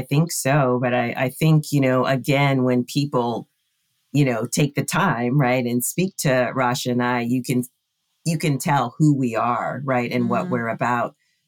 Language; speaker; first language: English; native; English